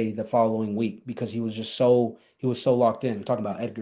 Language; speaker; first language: English; native; English